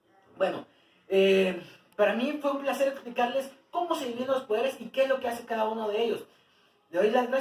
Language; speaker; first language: Spanish; native; Spanish